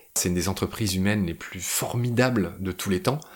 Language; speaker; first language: French; native; French